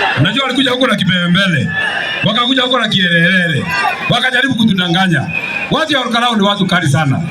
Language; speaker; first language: Swahili; non-native, local second language; Kikuyu